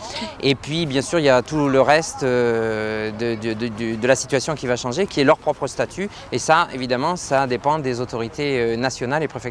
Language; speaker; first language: French; native; French